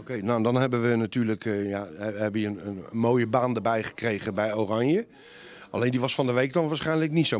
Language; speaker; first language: Dutch; native; Dutch